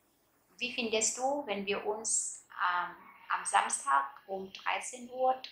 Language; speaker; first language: German; non-native, fluent; Vietnamese